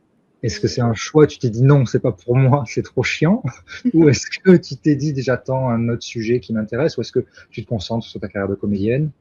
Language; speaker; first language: French; native; French